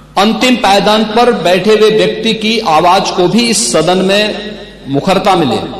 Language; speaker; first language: Hindi; native; Hindi